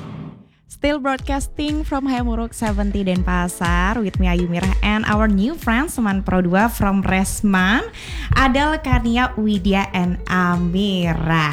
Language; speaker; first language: English; non-native, learner; Indonesian